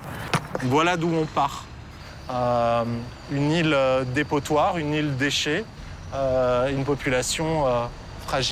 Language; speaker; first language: French; native; French